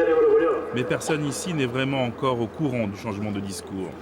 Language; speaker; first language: French; native; French